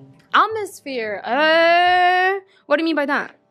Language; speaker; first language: English; non-native, fluent; Japanese